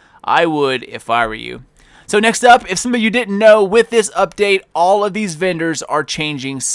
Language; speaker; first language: English; native; English